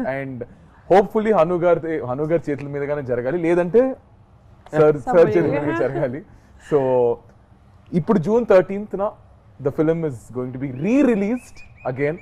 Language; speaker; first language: Telugu; native; Telugu